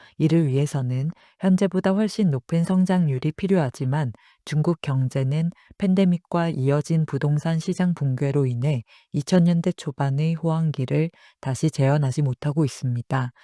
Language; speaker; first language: Korean; native; Korean